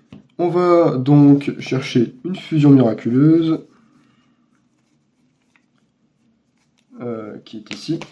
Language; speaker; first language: French; native; French